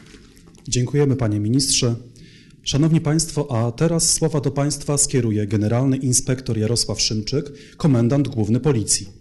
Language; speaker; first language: Polish; native; Polish